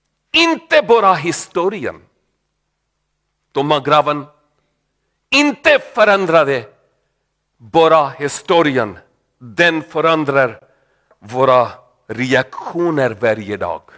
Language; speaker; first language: Swedish; non-native, learner; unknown